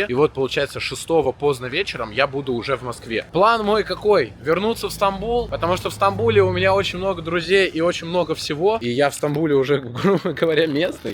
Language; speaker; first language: Russian; native; Russian